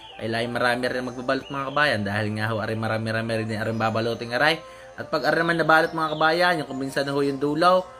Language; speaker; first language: Filipino; native; Filipino